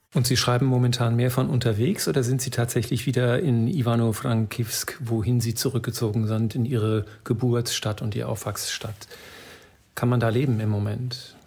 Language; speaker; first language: German; native; German